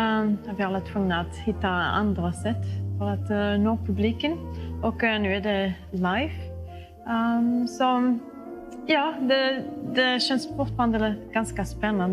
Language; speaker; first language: Swedish; non-native, fluent; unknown